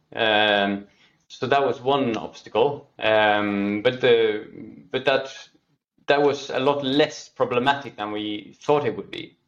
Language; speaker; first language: English; non-native, fluent; Norwegian